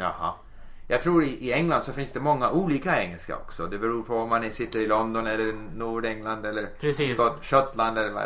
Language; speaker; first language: Swedish; non-native, fluent; English